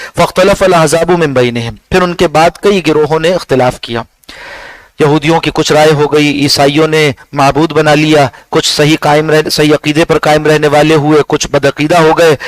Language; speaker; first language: Urdu; native; Urdu